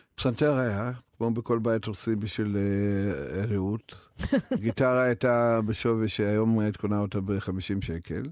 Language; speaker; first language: Hebrew; non-native, fluent; Russian